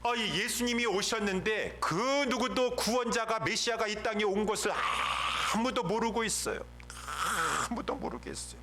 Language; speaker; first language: Korean; native; Korean